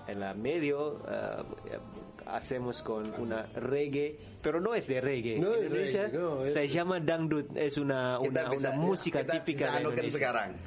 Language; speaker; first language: Spanish; non-native, learner; Indonesian